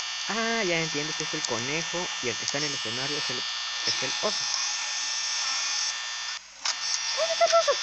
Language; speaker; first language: Spanish; native; Spanish